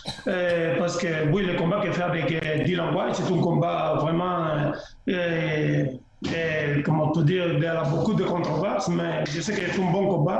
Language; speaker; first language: French; non-native, fluent; Spanish